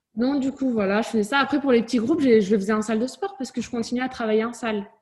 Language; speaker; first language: French; native; French